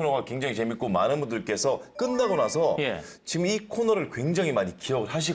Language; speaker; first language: Korean; native; Korean